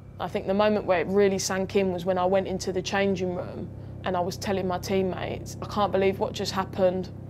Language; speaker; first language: English; native; English